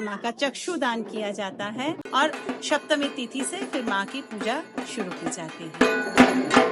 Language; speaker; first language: Hindi; non-native, local second language; Bangla